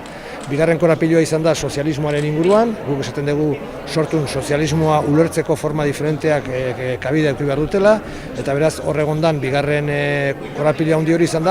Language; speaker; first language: Basque; native; Basque